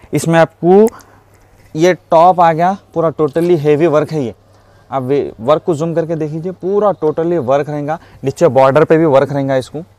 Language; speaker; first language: Hindi; native; Hindi